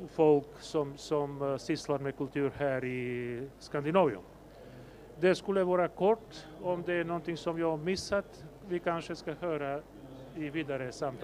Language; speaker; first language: Swedish; non-native, fluent; Macedonian